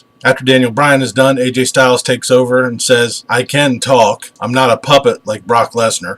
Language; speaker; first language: English; native; English